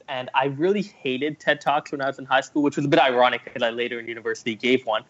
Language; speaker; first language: English; early bilingual, other home language; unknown